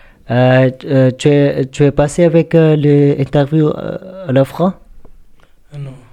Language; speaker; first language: French; non-native, learner; Urdu